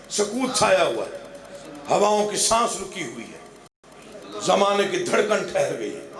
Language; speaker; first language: Urdu; non-native, local second language; Saraiki